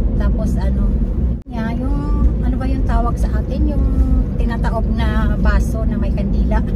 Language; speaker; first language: Filipino; native; Filipino